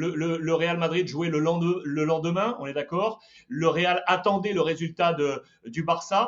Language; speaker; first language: French; native; French